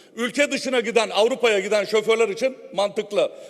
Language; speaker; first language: Turkish; native; Turkish